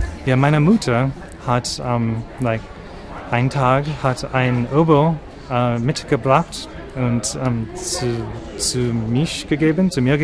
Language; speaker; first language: German; non-native, learner; English